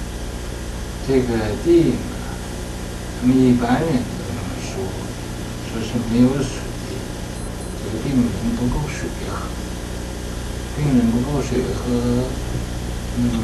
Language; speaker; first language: Chinese; native; Chinese